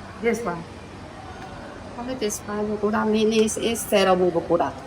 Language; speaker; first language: English; non-native, learner; Burmese